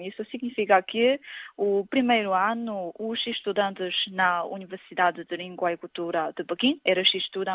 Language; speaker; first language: Portuguese; non-native, fluent; Chinese